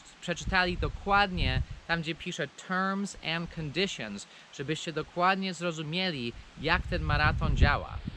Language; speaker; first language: Polish; non-native, fluent; English